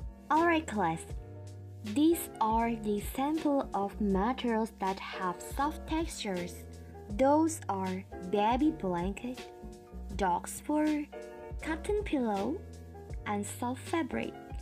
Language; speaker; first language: English; non-native, fluent; Indonesian